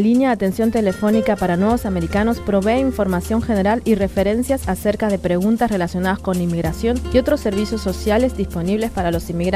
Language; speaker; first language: Spanish; native; Spanish